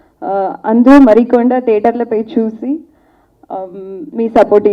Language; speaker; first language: Telugu; non-native, learner; Tamil